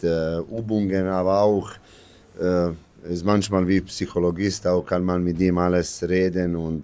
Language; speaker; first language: German; non-native, learner; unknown